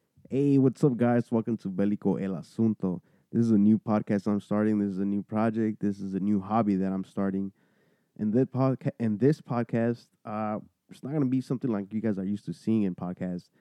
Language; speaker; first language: English; early bilingual, other home language; Spanish